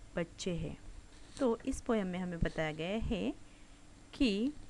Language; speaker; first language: Hindi; non-native, local second language; Marathi